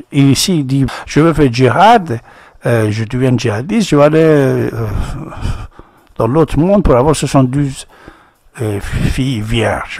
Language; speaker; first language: French; non-native, fluent; Persian